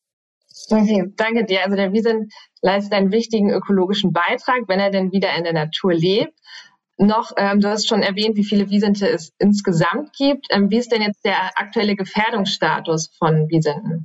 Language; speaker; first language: German; native; German